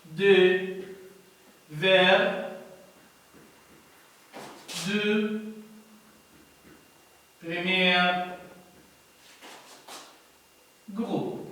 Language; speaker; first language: French; non-native, learner; Arabic